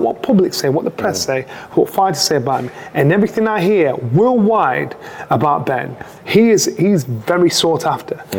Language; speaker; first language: English; native; English